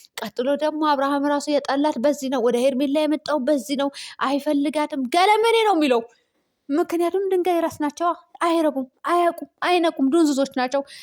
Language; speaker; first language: Amharic; native; Amharic